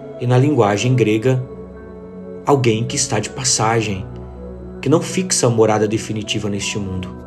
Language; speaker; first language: Portuguese; native; Portuguese